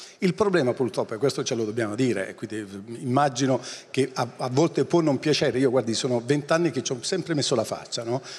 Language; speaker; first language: Italian; native; Italian